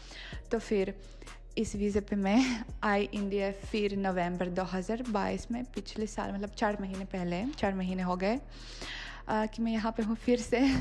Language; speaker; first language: Hindi; non-native, fluent; Russian